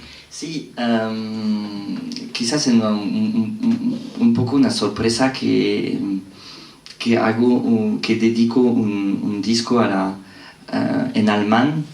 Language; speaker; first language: Spanish; non-native, fluent; French